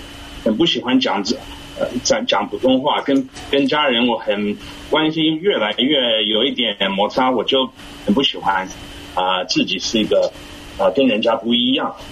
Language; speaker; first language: Chinese; early bilingual, heritage; English